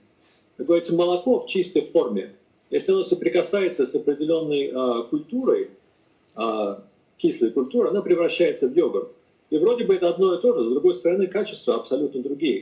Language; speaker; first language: Russian; native; Russian